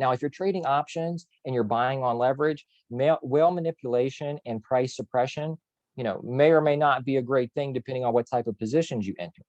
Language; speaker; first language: English; native; English